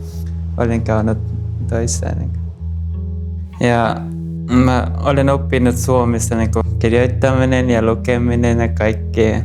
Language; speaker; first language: Finnish; non-native, learner; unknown